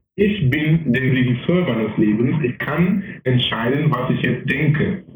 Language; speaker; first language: German; non-native, fluent; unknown